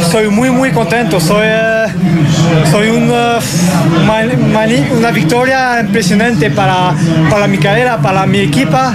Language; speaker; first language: Spanish; non-native, learner; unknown